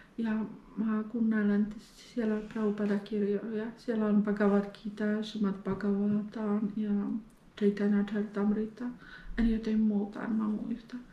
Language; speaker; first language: Finnish; non-native, fluent; Polish